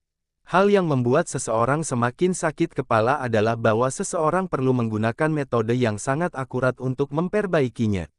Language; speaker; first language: Indonesian; native; Indonesian